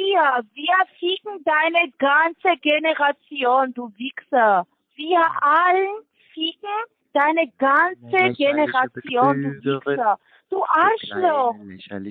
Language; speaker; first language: German; non-native, learner; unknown